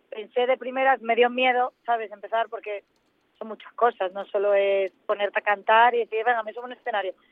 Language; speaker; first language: Spanish; native; Spanish